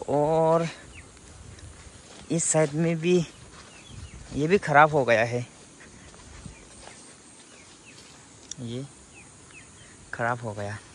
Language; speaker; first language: Hindi; non-native, local second language; Garo